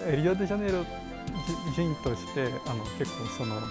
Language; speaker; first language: Japanese; non-native, fluent; Portuguese